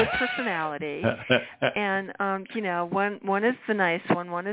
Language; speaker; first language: English; native; English